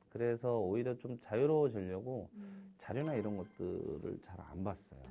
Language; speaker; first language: Korean; native; Korean